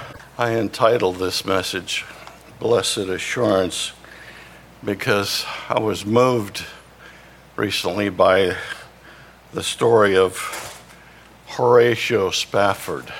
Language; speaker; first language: English; native; English